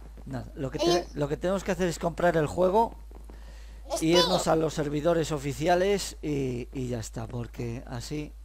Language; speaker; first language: Spanish; native; Spanish